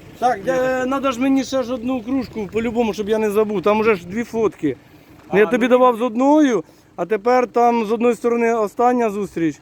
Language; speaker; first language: Ukrainian; native; Ukrainian